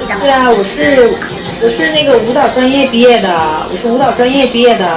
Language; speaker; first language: Chinese; non-native, fluent; Korean